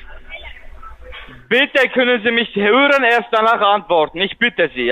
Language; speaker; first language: German; non-native, fluent; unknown